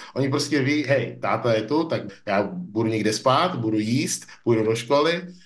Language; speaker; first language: Czech; early bilingual, other home language; English